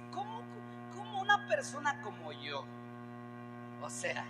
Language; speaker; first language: Spanish; native; Spanish